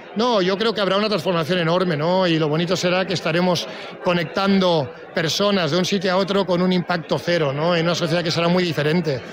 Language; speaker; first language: Spanish; non-native, local second language; Catalan